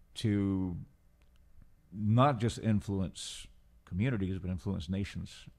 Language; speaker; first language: English; non-native, fluent; Spanish